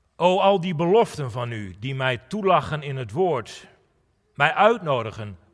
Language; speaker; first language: Dutch; native; Dutch